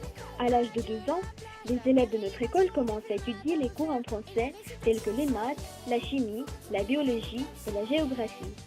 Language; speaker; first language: French; non-native, fluent; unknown